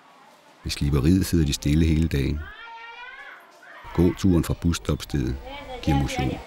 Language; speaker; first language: Danish; native; Danish